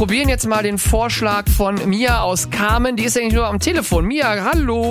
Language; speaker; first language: German; native; German